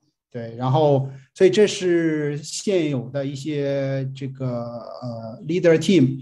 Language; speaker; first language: Chinese; native; Chinese